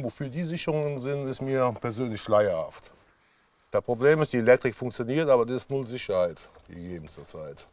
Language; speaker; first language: German; native; German